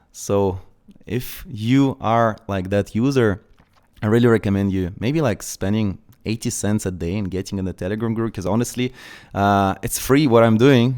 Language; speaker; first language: English; non-native, fluent; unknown